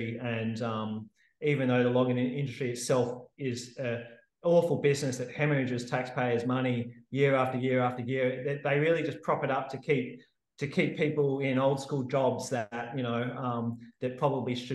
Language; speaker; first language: English; native; English